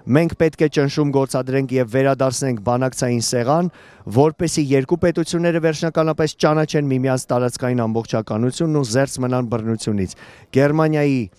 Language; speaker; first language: Armenian; native; Armenian